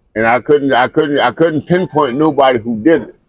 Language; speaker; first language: English; native; English